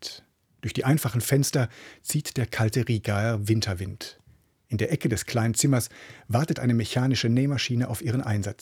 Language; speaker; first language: German; native; German